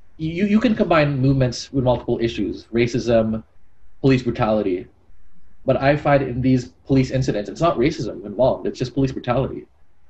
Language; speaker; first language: English; native; English